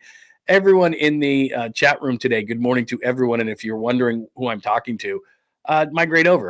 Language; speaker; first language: English; native; English